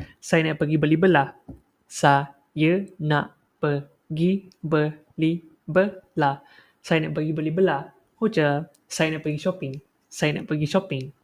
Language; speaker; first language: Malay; non-native, local second language; Chinese